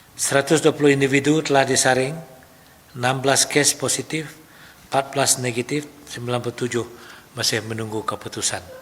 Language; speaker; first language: Malay; non-native, local second language; Iban